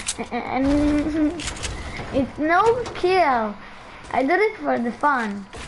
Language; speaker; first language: English; non-native, learner; Hebrew